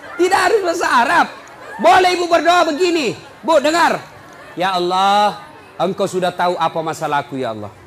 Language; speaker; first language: Indonesian; non-native, local second language; Buginese